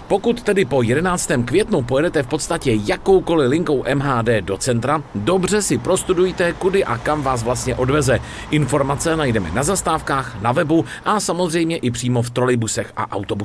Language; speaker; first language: Czech; native; Czech